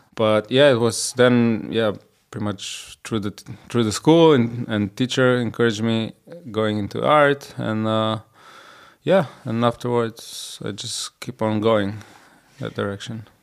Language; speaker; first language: English; non-native, fluent; Slovenian